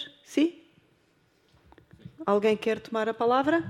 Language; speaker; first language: Spanish; non-native, fluent; Portuguese